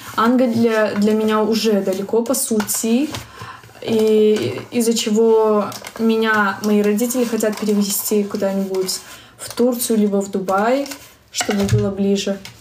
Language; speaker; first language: Russian; native; Russian